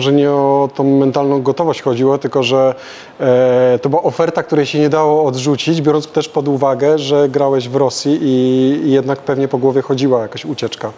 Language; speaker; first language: Polish; native; Polish